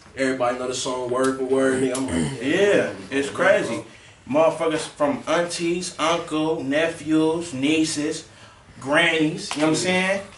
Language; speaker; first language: English; native; English